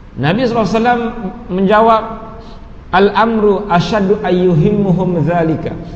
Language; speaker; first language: Malay; native; Malay